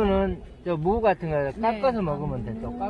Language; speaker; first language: Korean; native; Korean